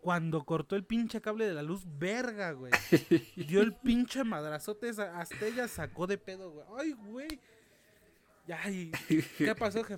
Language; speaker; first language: Spanish; native; Spanish